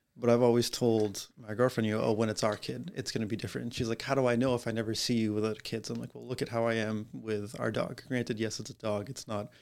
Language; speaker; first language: English; native; English